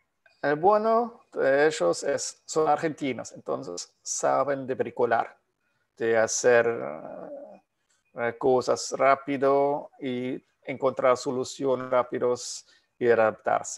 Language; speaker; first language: Spanish; non-native, fluent; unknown